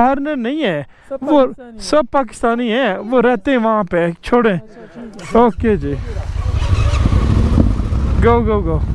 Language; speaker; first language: Hindi; early bilingual, heritage; Urdu